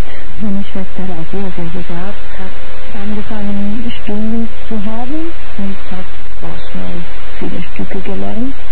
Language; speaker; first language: German; non-native, fluent; Portuguese